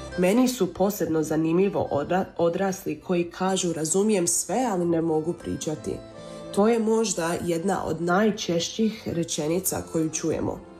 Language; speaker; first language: Croatian; early bilingual, heritage; Croatian